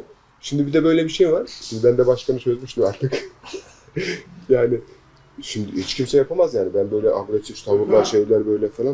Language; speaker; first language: Turkish; native; Turkish